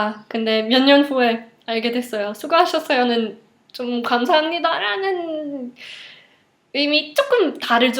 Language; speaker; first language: Korean; non-native, fluent; English